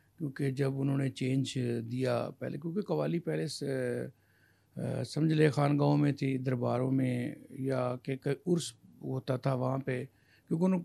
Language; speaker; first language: Urdu; non-native, local second language; Punjabi